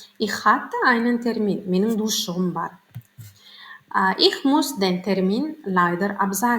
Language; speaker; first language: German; non-native, learner; Turkmen